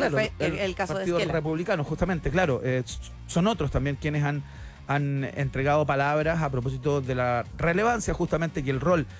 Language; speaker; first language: Spanish; native; Spanish